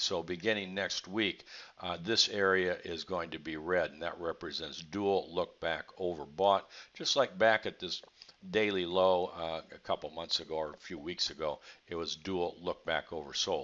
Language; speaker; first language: English; native; English